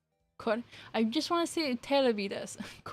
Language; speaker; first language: Japanese; non-native, learner; English